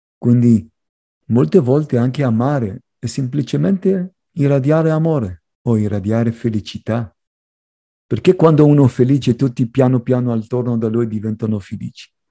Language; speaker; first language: Italian; non-native, fluent; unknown